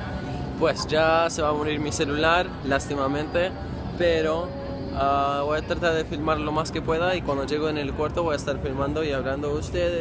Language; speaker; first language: Spanish; early bilingual, heritage; Spanish